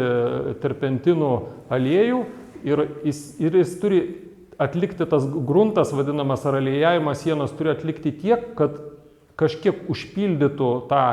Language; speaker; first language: Lithuanian; native; Lithuanian